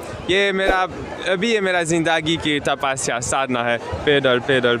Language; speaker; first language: Hindi; non-native, learner; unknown